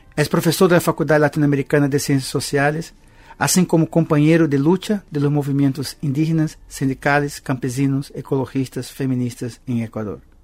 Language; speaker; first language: Spanish; non-native, learner; Portuguese